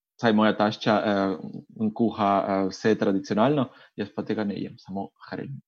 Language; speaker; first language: Slovenian; non-native, fluent; Spanish